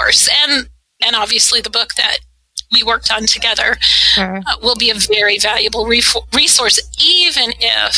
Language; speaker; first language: English; native; English